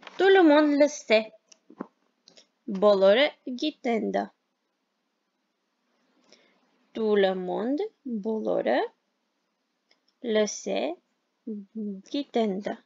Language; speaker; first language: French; non-native, fluent; Armenian